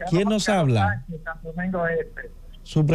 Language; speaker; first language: Spanish; native; Spanish